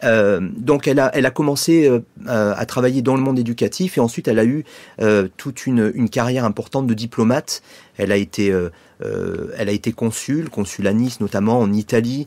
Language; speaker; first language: French; native; French